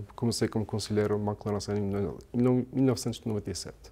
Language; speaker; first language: Portuguese; early bilingual, heritage; English